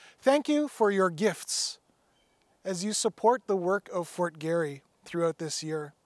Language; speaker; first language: English; native; English